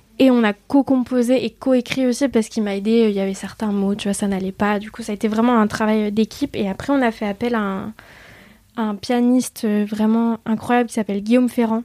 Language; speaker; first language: French; early bilingual, other home language; Vietnamese